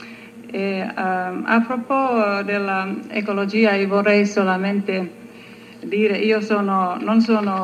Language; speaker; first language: Italian; non-native, learner; Finnish